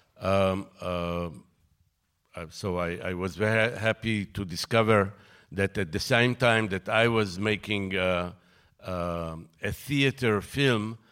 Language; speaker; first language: English; non-native, fluent; Hebrew